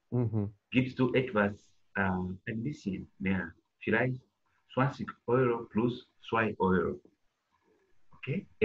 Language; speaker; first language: German; non-native, fluent; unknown